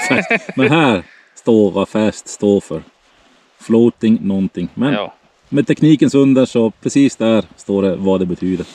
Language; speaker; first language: Swedish; native; Swedish